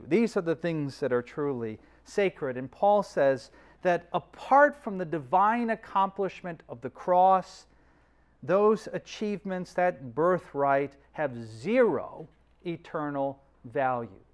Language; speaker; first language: English; native; English